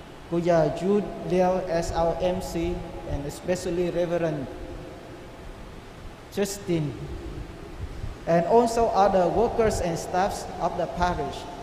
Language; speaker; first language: English; non-native, fluent; Vietnamese